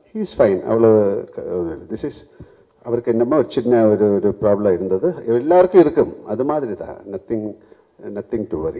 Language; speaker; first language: Tamil; non-native, local second language; Malayalam